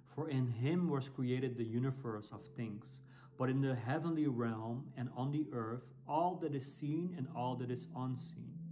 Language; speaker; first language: English; non-native, fluent; Dutch